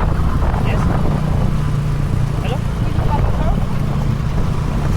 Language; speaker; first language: English; non-native, learner; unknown